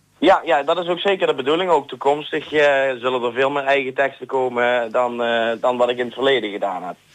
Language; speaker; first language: Dutch; native; Dutch